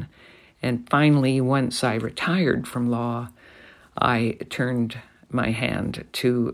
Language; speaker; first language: English; native; English